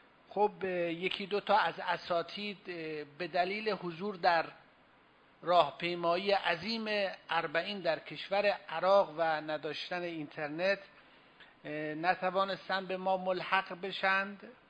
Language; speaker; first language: Persian; native; Persian